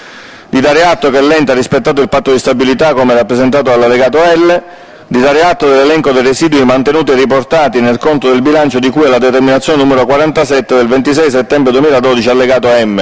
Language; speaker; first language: Italian; native; Italian